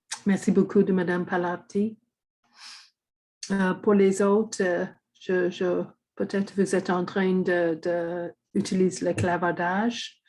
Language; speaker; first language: French; non-native, fluent; English